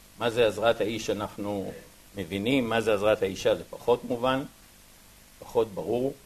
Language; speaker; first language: Hebrew; native; Hebrew